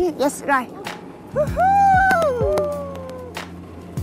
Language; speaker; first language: English; non-native, learner; Vietnamese